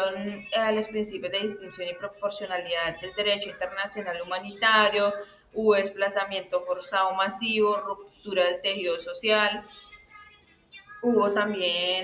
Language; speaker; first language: Spanish; native; Spanish